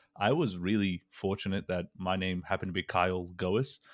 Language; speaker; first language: English; early bilingual, other home language; Urdu